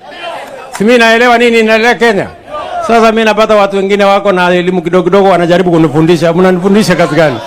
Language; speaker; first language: Swahili; non-native, local second language; Kalenjin